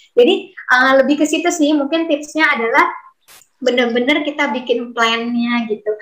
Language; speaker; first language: Indonesian; native; Indonesian